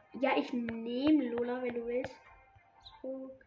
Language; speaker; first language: German; native; German